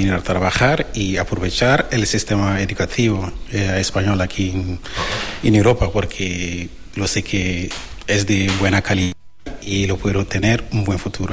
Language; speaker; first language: Spanish; non-native, learner; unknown